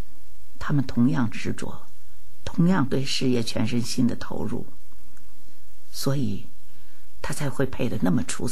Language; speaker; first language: Chinese; native; Chinese